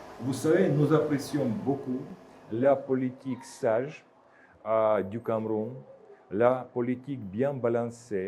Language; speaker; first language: French; non-native, fluent; Russian